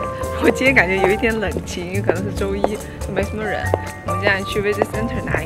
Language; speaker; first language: Chinese; native; Chinese